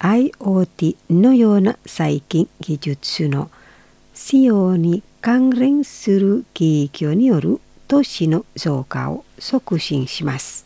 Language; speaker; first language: Japanese; non-native, fluent; Indonesian